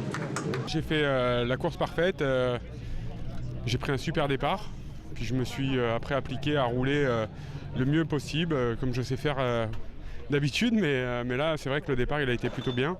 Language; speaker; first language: French; native; French